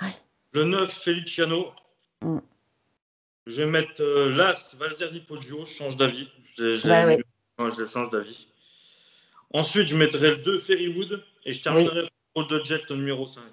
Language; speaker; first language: French; native; French